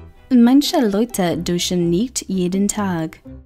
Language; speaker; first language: German; non-native, fluent; English